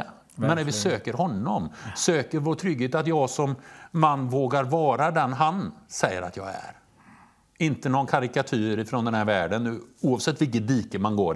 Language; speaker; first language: Swedish; native; Swedish